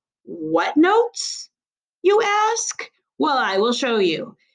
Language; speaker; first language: English; native; English